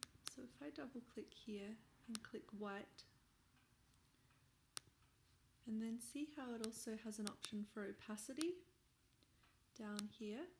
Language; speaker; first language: English; native; English